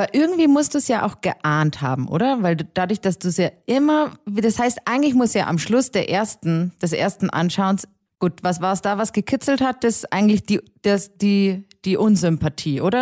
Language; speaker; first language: German; native; German